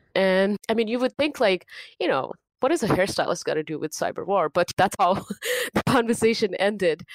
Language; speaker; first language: English; non-native, local second language; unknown